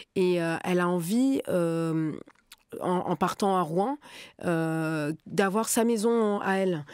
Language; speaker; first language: French; native; French